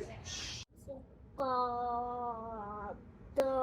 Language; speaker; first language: Japanese; native; Japanese